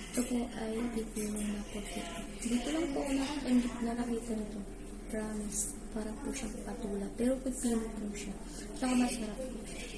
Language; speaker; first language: Filipino; non-native, local second language; Waray